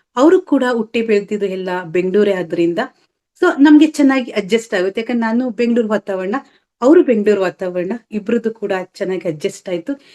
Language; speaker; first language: Kannada; native; Kannada